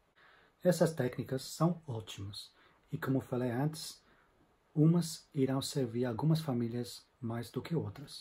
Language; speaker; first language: Portuguese; non-native, fluent; English